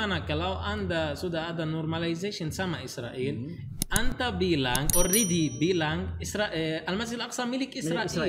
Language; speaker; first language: Indonesian; non-native, learner; Arabic